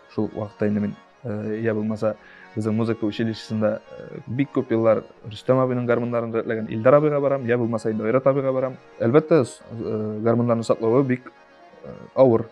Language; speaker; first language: Tatar; native; Tatar